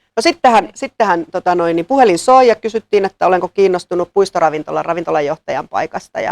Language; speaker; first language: Finnish; native; Finnish